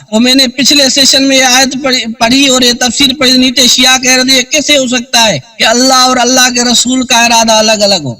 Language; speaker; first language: Urdu; non-native, local second language; Sindhi